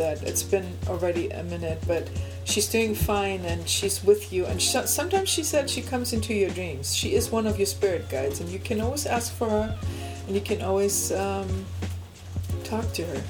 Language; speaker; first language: English; non-native, fluent; German